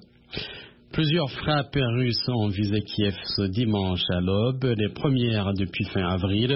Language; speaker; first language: French; non-native, local second language; Rundi